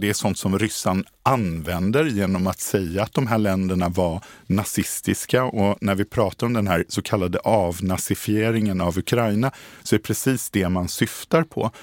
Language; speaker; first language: Swedish; native; Swedish